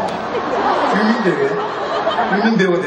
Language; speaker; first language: Chinese; non-native, learner; Korean